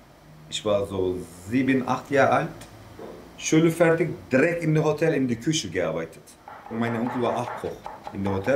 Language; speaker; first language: German; non-native, learner; Turkish